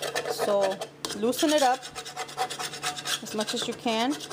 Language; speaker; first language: English; early bilingual, other home language; Spanish